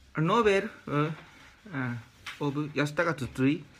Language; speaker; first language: English; non-native, learner; Japanese